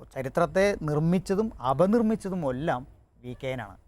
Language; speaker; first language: Malayalam; non-native, local second language; Tamil